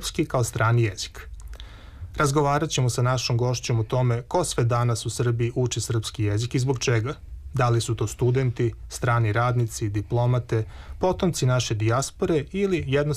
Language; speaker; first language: Serbian; native; Serbian